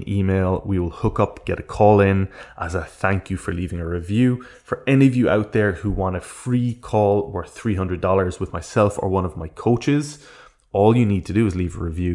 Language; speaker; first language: English; native; English